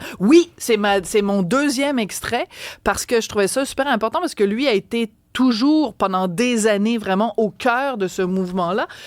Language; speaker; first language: French; native; French